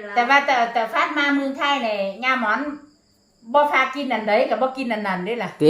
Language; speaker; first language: Thai; non-native, fluent; Vietnamese